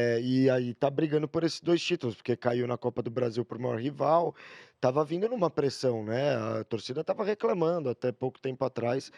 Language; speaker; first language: Portuguese; native; Portuguese